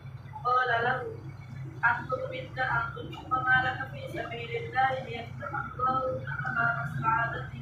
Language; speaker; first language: Arabic; non-native, learner; Bangla